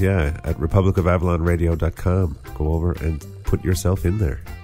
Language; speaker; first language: English; native; English